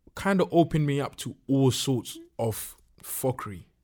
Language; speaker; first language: English; non-native, local second language; Akan